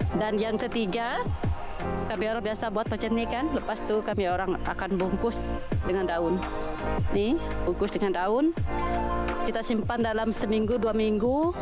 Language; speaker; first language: Malay; non-native, local second language; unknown